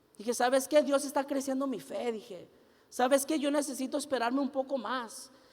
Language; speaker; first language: Spanish; early bilingual, heritage; Spanish